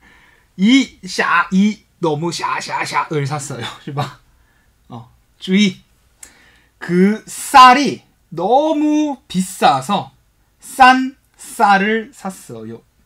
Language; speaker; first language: Korean; non-native, fluent; Chinese